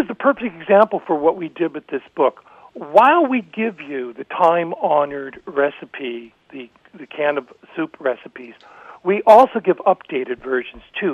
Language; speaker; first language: English; native; English